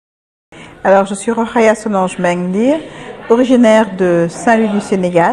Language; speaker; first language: French; non-native, local second language; Wolof